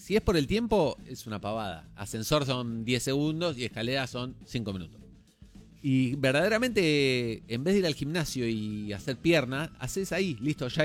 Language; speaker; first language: Spanish; native; Spanish